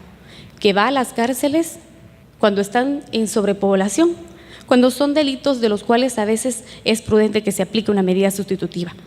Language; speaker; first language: Spanish; native; Spanish